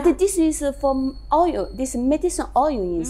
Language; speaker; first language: English; non-native, learner; Chinese